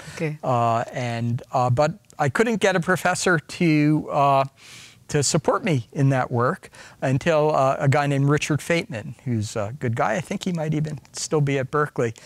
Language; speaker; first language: English; native; English